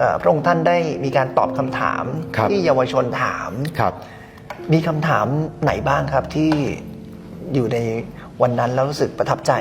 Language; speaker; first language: Thai; native; Thai